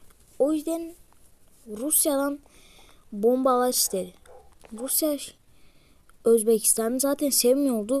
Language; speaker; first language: Turkish; early bilingual, heritage; Turkish